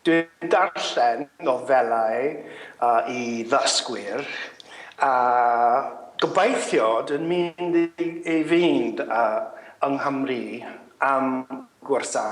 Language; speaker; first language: Welsh; non-native, learner; English